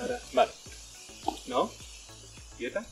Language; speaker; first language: Spanish; native; Spanish